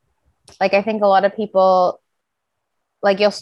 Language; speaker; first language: English; native; English